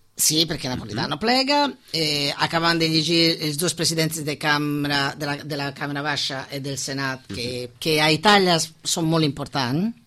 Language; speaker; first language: Catalan; non-native, fluent; Italian